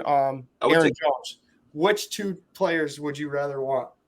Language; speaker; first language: English; native; English